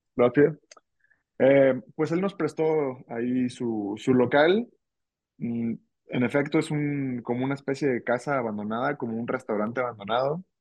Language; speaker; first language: Spanish; native; Spanish